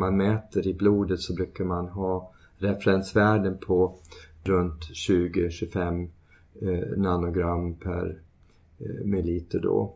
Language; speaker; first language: Swedish; early bilingual, heritage; Swedish